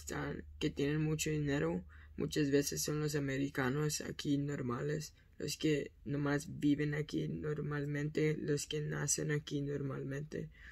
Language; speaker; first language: Spanish; early bilingual, heritage; Spanish